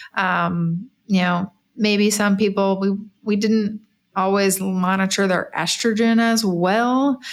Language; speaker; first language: English; native; English